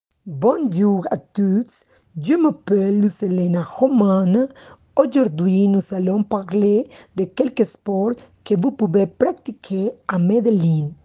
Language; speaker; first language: French; non-native, learner; Spanish